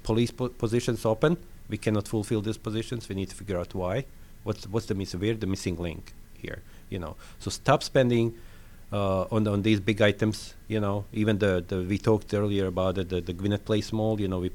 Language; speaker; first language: English; non-native, fluent; French